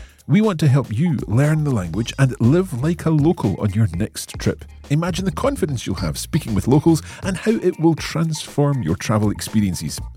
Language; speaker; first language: English; native; English